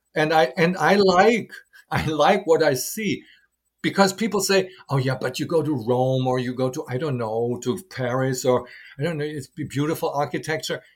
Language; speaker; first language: English; non-native, fluent; German